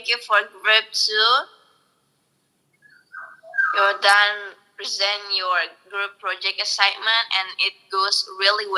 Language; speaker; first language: English; non-native, local second language; Indonesian